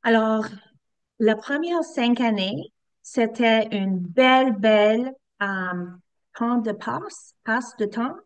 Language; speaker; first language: French; non-native, learner; English